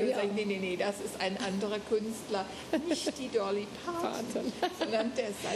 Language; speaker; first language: German; native; German